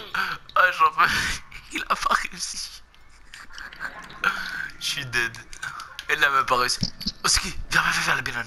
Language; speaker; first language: French; native; French